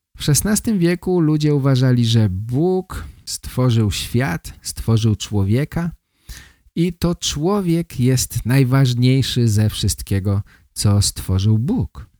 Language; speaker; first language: Polish; native; Polish